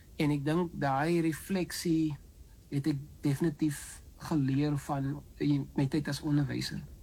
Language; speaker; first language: Afrikaans; native; Afrikaans